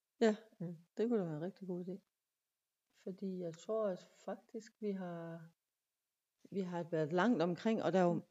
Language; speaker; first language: Danish; native; Danish